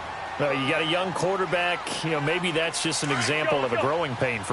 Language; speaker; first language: English; native; English